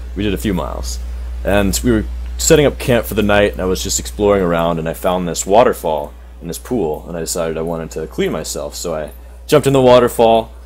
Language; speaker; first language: English; native; English